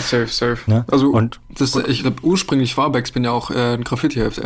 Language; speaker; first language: German; native; German